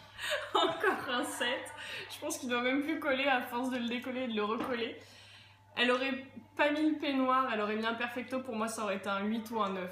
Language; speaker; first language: French; native; French